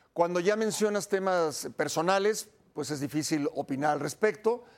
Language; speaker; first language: Spanish; native; Spanish